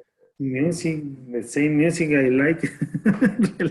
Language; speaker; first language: English; non-native, learner; Spanish